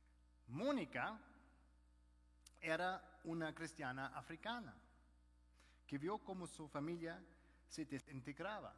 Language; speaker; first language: Spanish; non-native, fluent; German